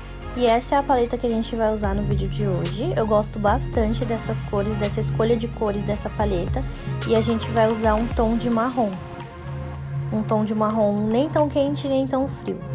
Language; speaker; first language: Portuguese; native; Portuguese